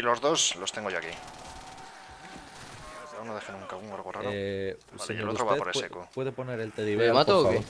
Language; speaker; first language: Spanish; native; Spanish